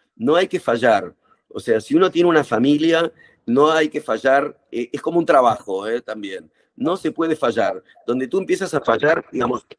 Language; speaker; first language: Spanish; native; Spanish